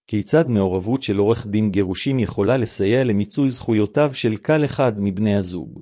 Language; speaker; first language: Hebrew; native; Hebrew